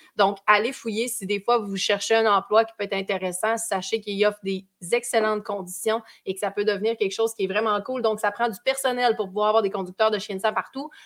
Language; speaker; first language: French; native; French